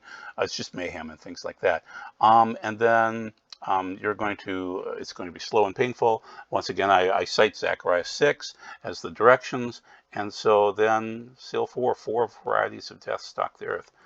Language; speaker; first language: English; native; English